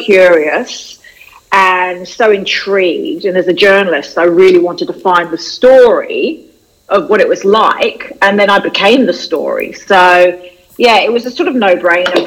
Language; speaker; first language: English; native; English